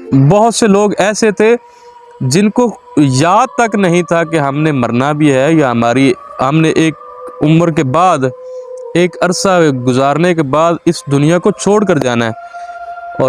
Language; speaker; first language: Urdu; non-native, local second language; Punjabi